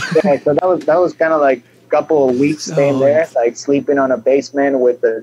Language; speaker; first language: English; non-native, fluent; Spanish